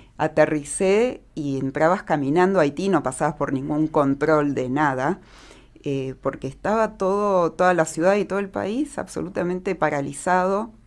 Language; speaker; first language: Spanish; early bilingual, other home language; Hebrew